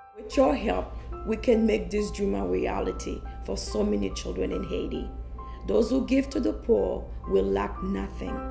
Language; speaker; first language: English; early bilingual, other home language; Haitian Creole